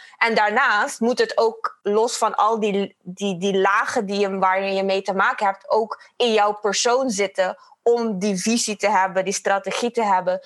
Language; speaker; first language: Dutch; non-native, fluent; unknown